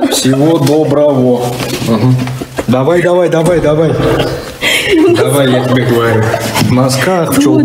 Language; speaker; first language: Russian; native; Russian